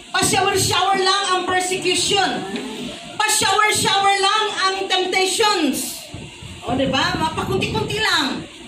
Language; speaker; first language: Filipino; non-native, local second language; Cebuano